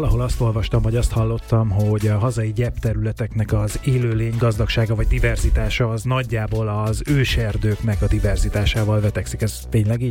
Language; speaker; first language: Hungarian; native; Hungarian